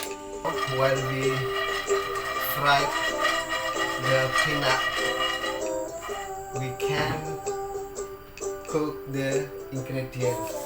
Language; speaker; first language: English; non-native, learner; Indonesian